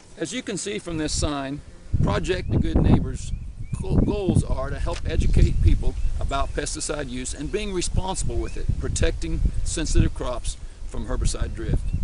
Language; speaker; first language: English; native; English